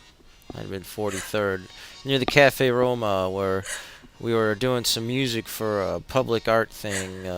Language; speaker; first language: English; native; English